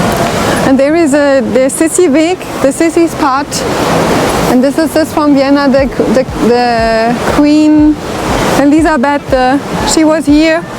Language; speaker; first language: English; non-native, learner; German